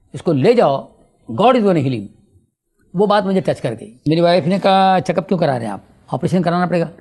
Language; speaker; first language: Hindi; non-native, local second language; Telugu